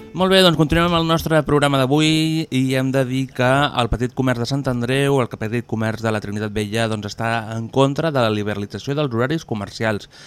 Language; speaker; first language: Catalan; native; Catalan